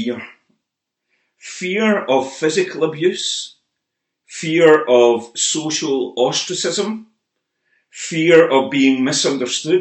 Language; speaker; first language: English; native; English